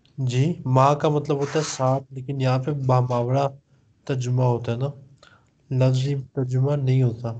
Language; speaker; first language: Urdu; non-native, local second language; Punjabi